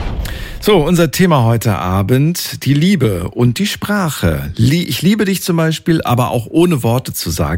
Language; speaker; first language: German; native; German